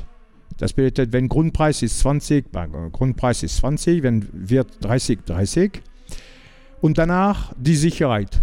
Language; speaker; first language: German; non-native, learner; French